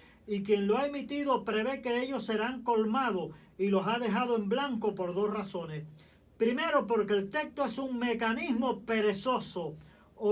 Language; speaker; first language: Spanish; native; Spanish